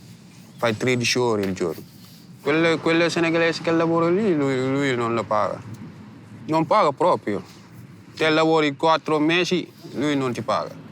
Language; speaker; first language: Italian; non-native, learner; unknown